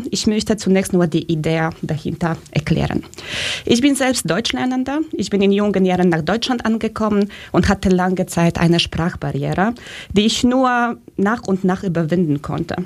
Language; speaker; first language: German; early bilingual, other home language; Polish